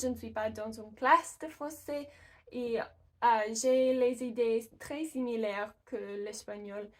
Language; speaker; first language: French; non-native, learner; English